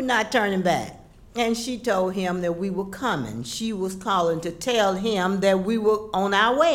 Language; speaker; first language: English; native; English